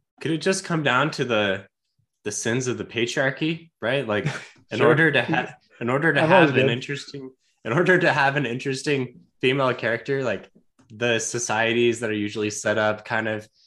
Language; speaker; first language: English; native; English